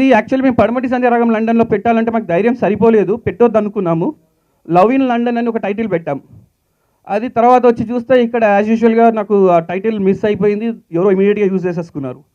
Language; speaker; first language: Telugu; native; Telugu